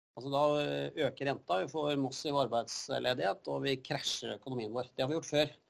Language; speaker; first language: Norwegian; native; Norwegian